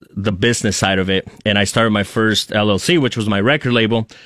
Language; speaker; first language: English; early bilingual, other home language; Spanish